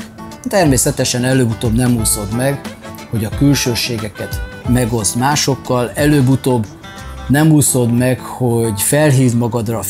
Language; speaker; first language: Hungarian; native; Hungarian